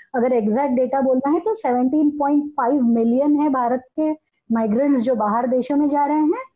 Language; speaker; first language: Hindi; non-native, local second language; Marathi